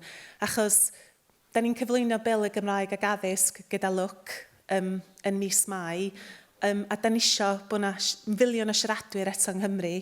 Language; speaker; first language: Welsh; native; Welsh